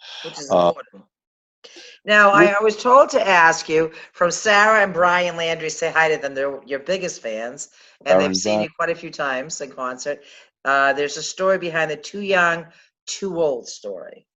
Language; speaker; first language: English; native; English